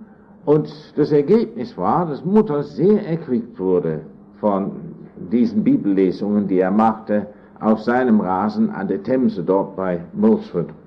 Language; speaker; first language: German; non-native, fluent; English